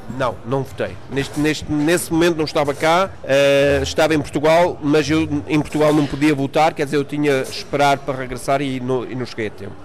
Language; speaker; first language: Portuguese; early bilingual, heritage; Portuguese